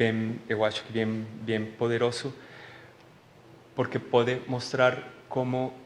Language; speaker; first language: Portuguese; non-native, learner; Spanish